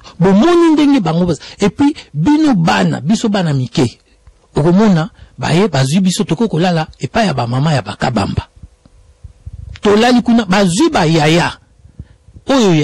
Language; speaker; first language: Lingala; non-native, local second language; Kongo